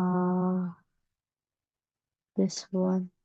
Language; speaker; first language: English; non-native, learner; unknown